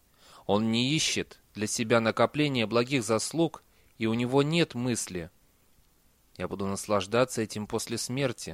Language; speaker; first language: Russian; native; Russian